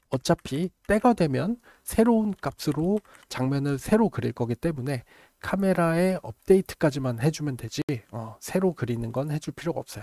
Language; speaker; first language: Korean; native; Korean